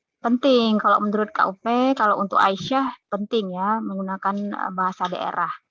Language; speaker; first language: Indonesian; native; Indonesian